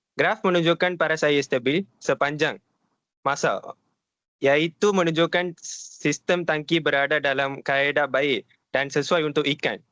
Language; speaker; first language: Malay; non-native, local second language; Tamil